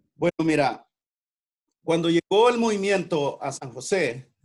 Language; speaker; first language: Spanish; native; Spanish